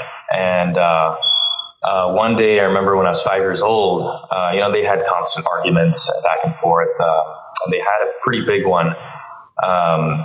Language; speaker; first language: English; early bilingual, other home language; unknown